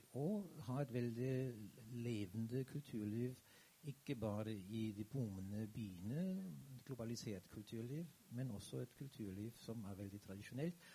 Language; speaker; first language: Norwegian; non-native, fluent; German